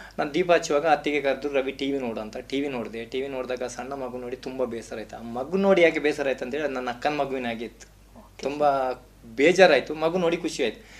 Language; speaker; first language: Kannada; non-native, local second language; Tulu